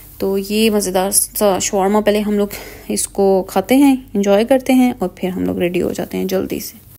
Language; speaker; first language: Urdu; non-native, local second language; Punjabi